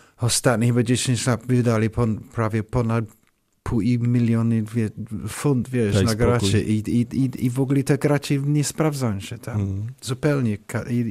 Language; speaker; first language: Polish; non-native, learner; English